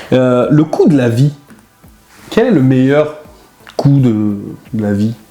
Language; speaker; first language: French; non-native, fluent; Spanish